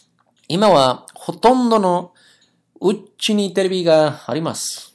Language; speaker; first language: Japanese; non-native, learner; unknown